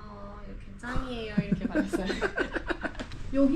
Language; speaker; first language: Korean; non-native, fluent; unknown